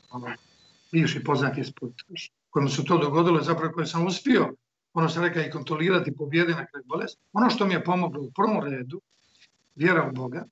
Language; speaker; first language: Croatian; native; Croatian